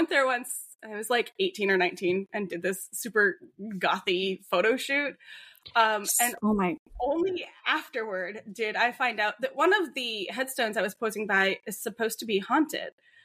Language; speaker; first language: English; native; English